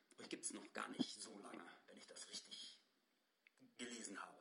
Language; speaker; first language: German; native; German